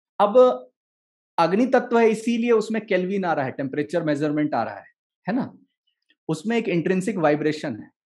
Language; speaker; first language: Hindi; native; Hindi